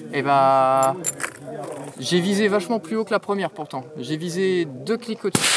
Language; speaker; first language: French; native; French